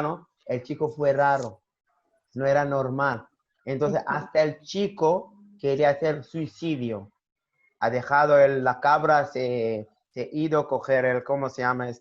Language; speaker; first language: Spanish; non-native, learner; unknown